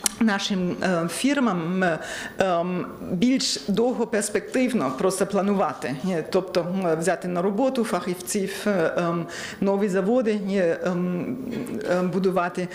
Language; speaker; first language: Ukrainian; non-native, learner; German